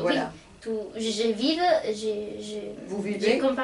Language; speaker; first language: French; native; French